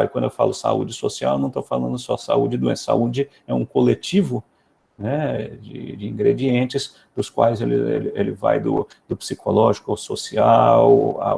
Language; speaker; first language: Portuguese; native; Portuguese